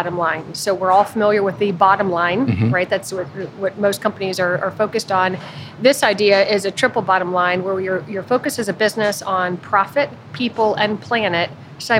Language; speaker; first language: English; native; English